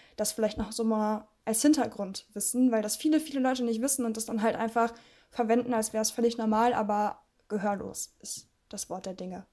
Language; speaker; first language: German; early bilingual, other home language; Russian